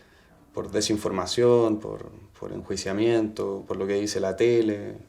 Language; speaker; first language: Spanish; native; Spanish